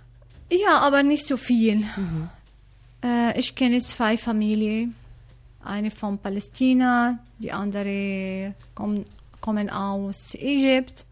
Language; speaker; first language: German; non-native, learner; Arabic